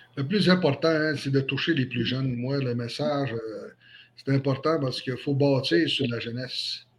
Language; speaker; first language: French; native; French